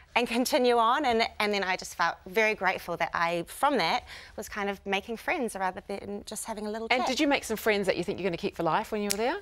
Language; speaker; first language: English; native; English